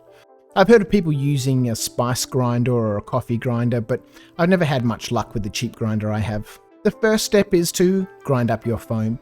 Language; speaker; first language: English; native; English